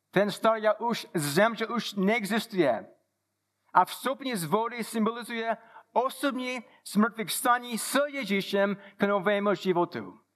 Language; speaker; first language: Czech; non-native, fluent; English